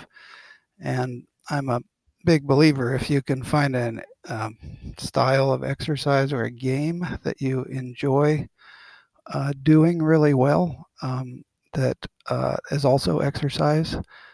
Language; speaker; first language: English; native; English